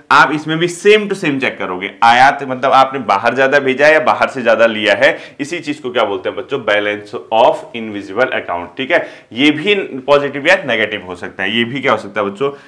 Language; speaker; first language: Hindi; native; Hindi